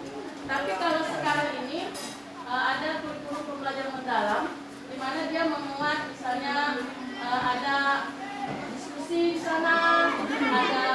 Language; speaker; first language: Indonesian; native; Indonesian